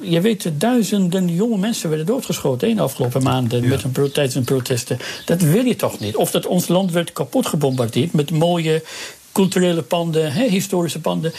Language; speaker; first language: Dutch; non-native, fluent; Persian